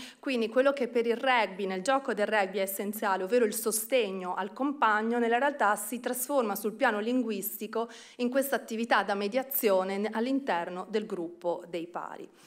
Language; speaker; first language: Italian; native; Italian